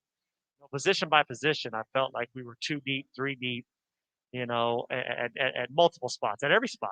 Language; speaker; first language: English; native; English